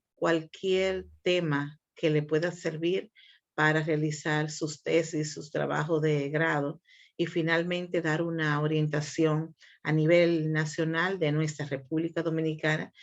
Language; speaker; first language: Spanish; native; Spanish